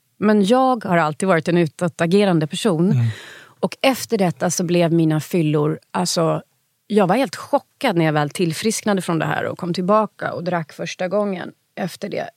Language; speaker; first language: Swedish; native; Swedish